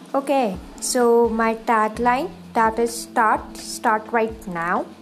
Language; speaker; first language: English; non-native, local second language; Hindi